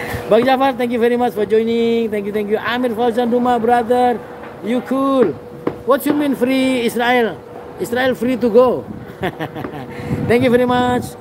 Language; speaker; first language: English; non-native, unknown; Indonesian